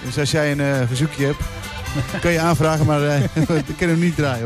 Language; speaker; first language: Dutch; native; Dutch